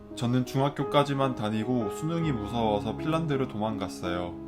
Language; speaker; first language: Korean; non-native, fluent; Finnish